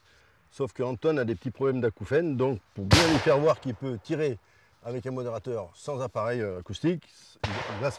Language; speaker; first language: French; native; French